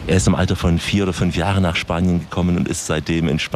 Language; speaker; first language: German; native; German